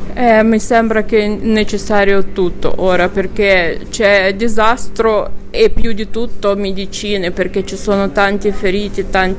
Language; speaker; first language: Italian; non-native, learner; Ukrainian